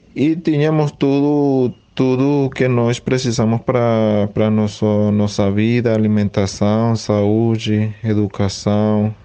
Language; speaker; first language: Portuguese; non-native, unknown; Spanish